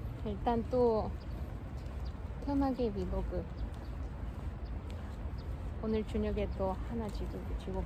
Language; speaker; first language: Korean; non-native, fluent; Russian